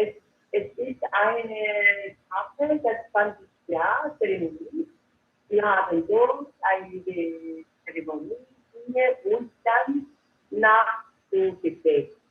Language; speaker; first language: German; non-native, learner; Korean